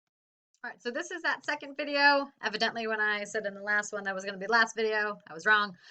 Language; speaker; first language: English; native; English